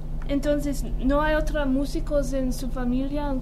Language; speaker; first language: Spanish; non-native, fluent; English